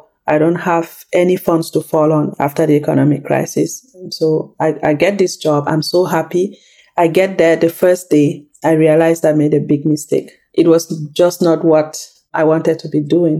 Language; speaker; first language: English; non-native, local second language; French